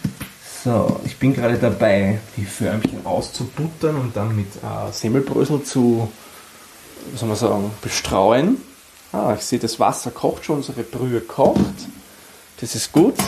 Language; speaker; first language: German; native; German